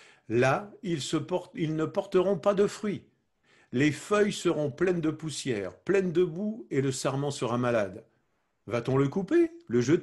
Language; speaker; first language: French; native; French